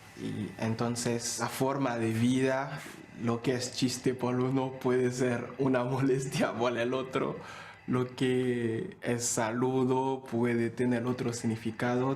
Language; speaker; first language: Spanish; non-native, fluent; Haitian Creole